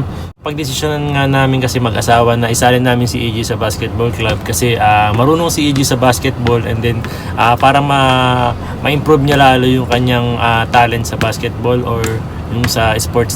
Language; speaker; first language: Filipino; native; Filipino